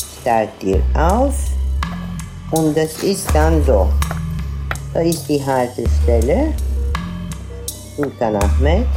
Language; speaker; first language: German; non-native, fluent; Turkish